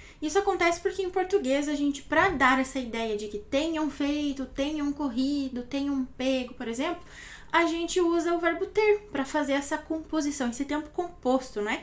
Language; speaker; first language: Portuguese; native; Portuguese